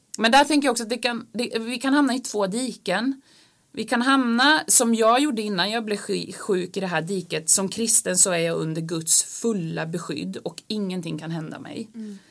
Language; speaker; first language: Swedish; native; Swedish